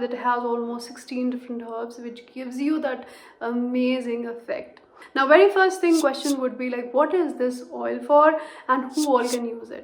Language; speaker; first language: English; non-native, local second language; Hindi